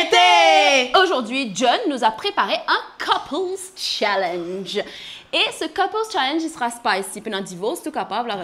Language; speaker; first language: French; non-native, local second language; Morisyen